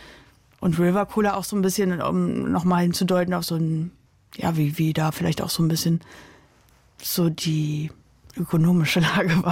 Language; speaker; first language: German; native; German